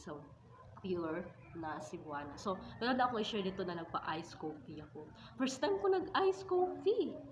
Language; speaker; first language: Filipino; non-native, local second language; Cebuano